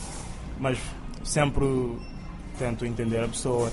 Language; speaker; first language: Portuguese; non-native, local second language; Kabuverdianu